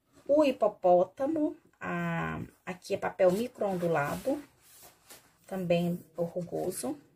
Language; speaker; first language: Portuguese; native; Portuguese